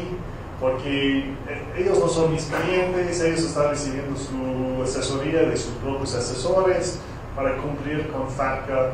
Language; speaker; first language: Spanish; non-native, fluent; English